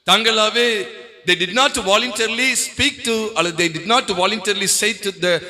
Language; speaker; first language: English; non-native, local second language; Tamil